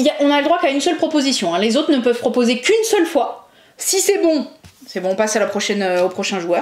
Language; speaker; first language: French; native; French